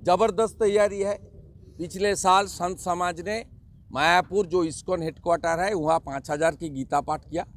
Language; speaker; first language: Hindi; non-native, local second language; Bangla